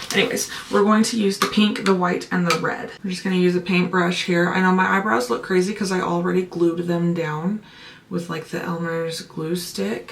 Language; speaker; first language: English; native; English